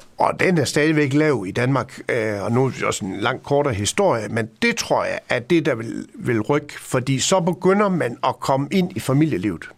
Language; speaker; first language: Danish; native; Danish